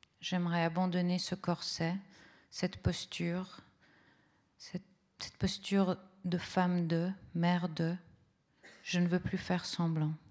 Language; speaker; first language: French; early bilingual, other home language; Italian